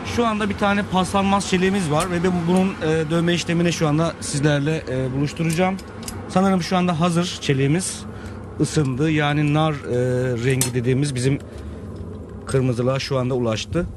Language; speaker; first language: Turkish; native; Turkish